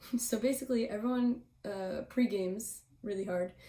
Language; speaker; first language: English; native; English